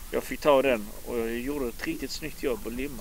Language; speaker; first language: Swedish; native; Swedish